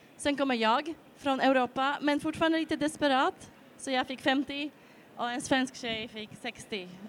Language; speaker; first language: Swedish; non-native, fluent; Polish